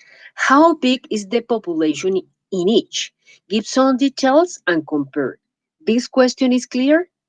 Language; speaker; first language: English; non-native, fluent; Spanish